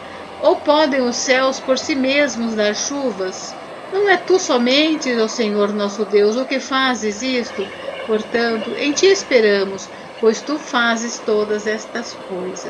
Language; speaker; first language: Portuguese; native; Portuguese